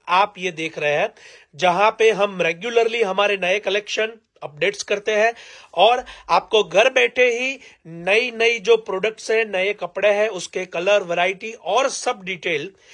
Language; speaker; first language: Hindi; non-native, local second language; Gujarati